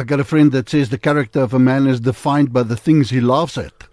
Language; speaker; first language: English; non-native, local second language; Afrikaans